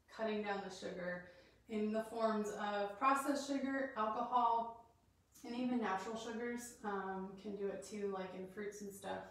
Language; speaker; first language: English; native; English